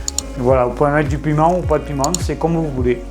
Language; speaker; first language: French; native; French